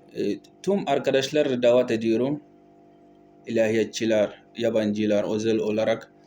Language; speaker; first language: Turkish; non-native, learner; Bambara